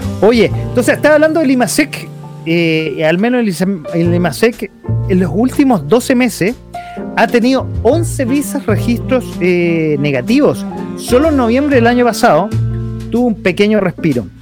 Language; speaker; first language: Spanish; native; Spanish